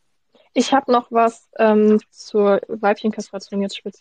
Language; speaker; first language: German; native; German